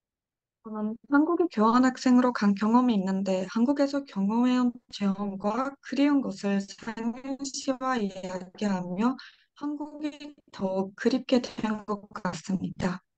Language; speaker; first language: Korean; non-native, fluent; Turkish